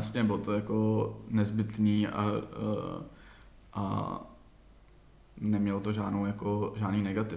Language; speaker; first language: Czech; native; Czech